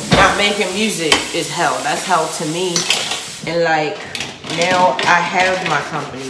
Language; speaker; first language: English; native; English